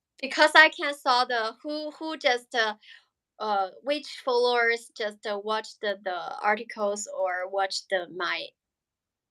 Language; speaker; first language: English; non-native, learner; Chinese